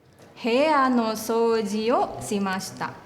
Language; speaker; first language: Japanese; non-native, fluent; Indonesian